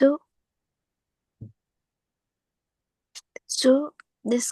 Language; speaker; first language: Japanese; non-native, learner; Sinhala